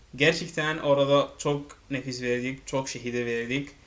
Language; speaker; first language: Turkish; non-native, fluent; Arabic